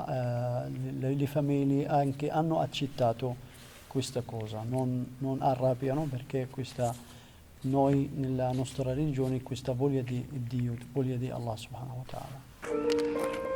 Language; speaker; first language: Italian; non-native, learner; Arabic